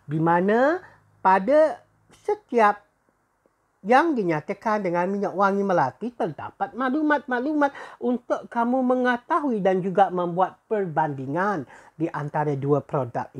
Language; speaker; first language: Malay; native; Malay